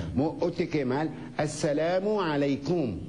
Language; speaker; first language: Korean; non-native, learner; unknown